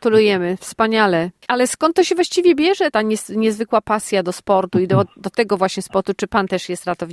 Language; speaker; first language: Polish; native; Polish